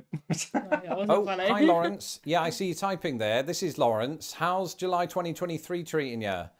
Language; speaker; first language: English; native; English